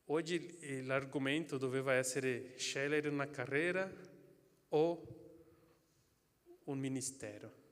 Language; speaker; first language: Italian; non-native, fluent; Portuguese